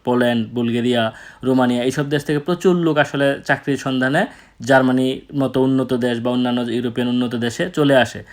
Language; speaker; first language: Bangla; native; Bangla